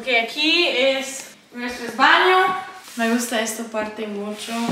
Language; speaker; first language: Spanish; non-native, learner; English